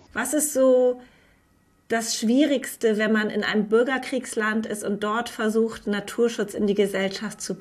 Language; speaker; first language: German; native; German